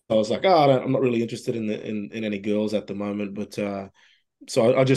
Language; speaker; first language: English; native; English